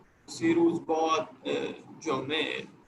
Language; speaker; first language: Persian; non-native, learner; Urdu